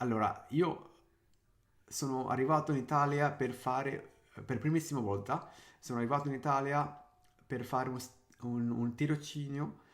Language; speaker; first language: Italian; non-native, fluent; Sinhala